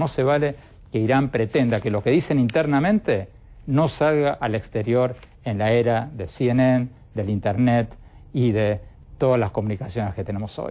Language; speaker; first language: Spanish; native; Spanish